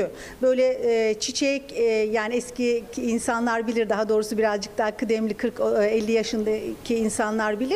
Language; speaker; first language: Turkish; native; Turkish